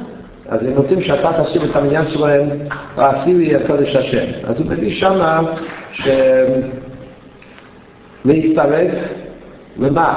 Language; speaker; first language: Hebrew; non-native, fluent; English